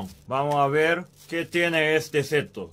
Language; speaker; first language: Spanish; non-native, learner; Japanese